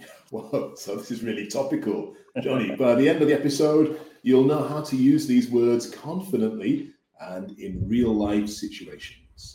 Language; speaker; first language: English; native; English